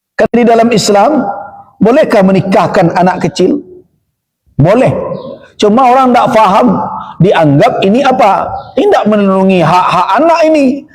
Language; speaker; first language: Malay; non-native, local second language; Minangkabau